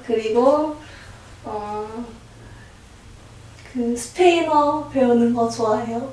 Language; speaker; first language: Korean; early bilingual, heritage; Korean